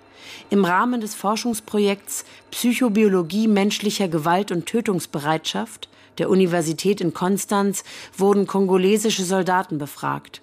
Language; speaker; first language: German; native; German